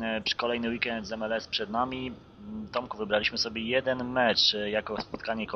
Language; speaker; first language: Polish; native; Polish